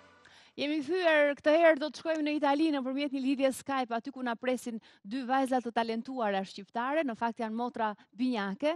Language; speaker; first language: Albanian; native; Albanian